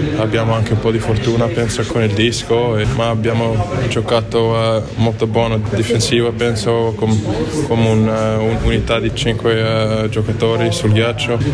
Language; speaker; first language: Italian; non-native, learner; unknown